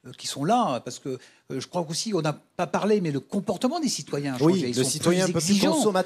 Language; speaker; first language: French; native; French